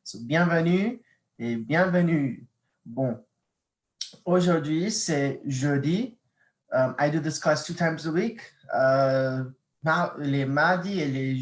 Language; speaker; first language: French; non-native, fluent; English